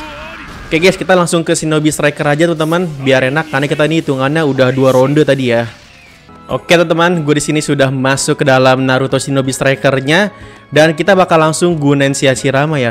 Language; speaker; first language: Indonesian; native; Indonesian